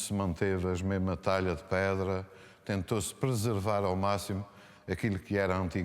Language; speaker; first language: Portuguese; native; Portuguese